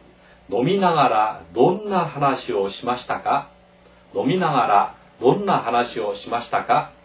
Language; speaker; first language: Japanese; non-native, fluent; Korean